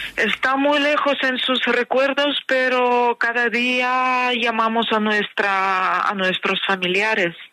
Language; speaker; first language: Spanish; non-native, fluent; Ukrainian